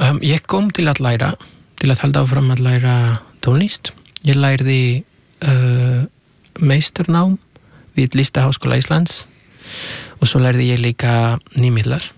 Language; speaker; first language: Icelandic; non-native, fluent; Spanish